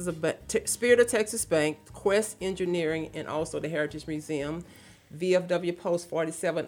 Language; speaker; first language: English; native; English